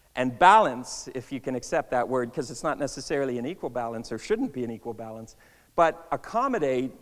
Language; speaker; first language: English; native; English